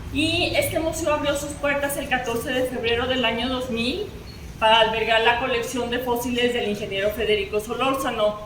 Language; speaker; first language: Spanish; native; Spanish